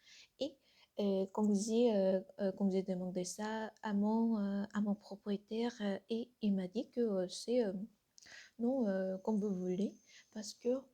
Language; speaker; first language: French; non-native, learner; Korean